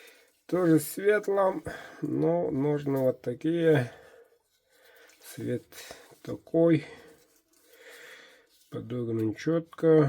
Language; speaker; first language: Russian; non-native, local second language; Yakut